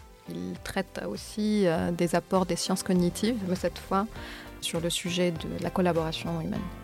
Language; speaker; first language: French; non-native, fluent; Arabic